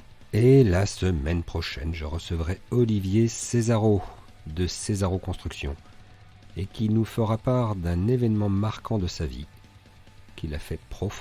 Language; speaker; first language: French; native; French